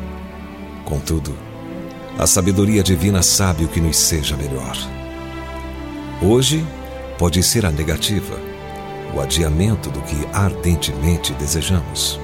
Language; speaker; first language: Portuguese; native; Portuguese